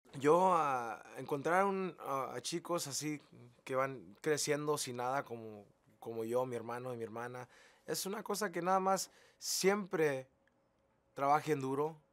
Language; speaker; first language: Spanish; early bilingual, heritage; English